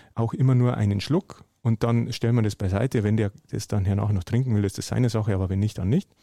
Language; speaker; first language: German; native; German